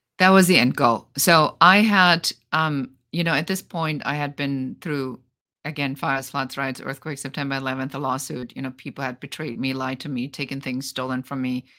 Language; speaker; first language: English; non-native, fluent; German